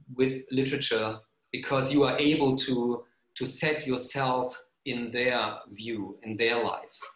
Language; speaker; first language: English; non-native, fluent; German